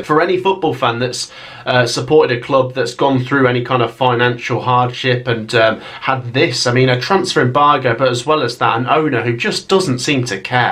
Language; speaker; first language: English; native; English